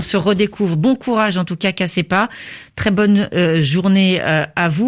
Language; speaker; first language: French; native; French